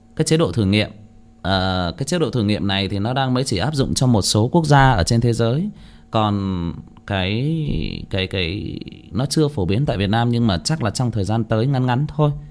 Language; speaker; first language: Vietnamese; non-native, local second language; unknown